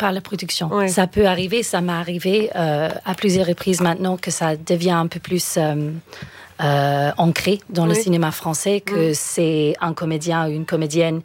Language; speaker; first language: French; non-native, fluent; English